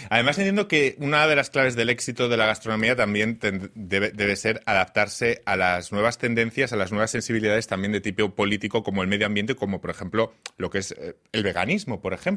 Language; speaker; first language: Spanish; native; Spanish